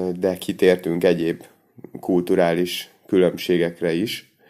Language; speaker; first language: Hungarian; native; Hungarian